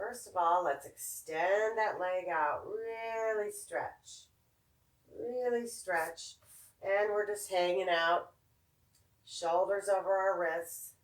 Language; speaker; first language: English; native; English